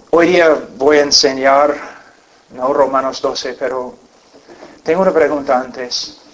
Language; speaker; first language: Spanish; non-native, fluent; English